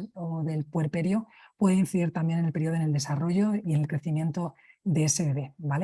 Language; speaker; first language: Spanish; native; Spanish